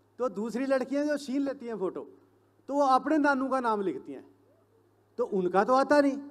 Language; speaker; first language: Hindi; non-native, local second language; Punjabi